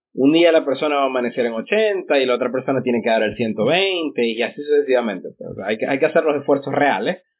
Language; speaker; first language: Spanish; native; Spanish